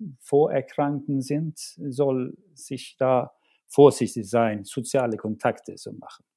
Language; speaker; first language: German; non-native, fluent; Swedish